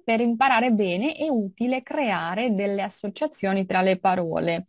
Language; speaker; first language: Italian; non-native, fluent; Russian